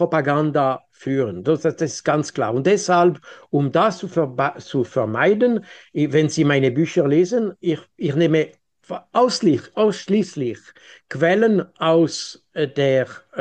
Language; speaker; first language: German; non-native, local second language; French